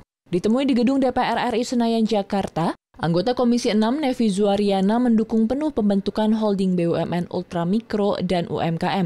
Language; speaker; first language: Indonesian; native; Indonesian